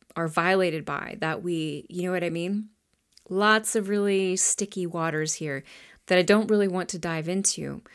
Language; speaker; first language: English; native; English